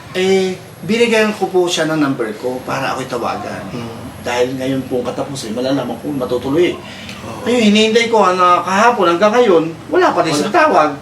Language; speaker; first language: Filipino; native; Filipino